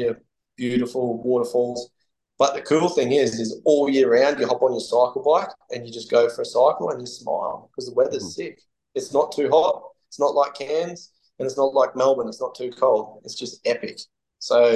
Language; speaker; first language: English; native; English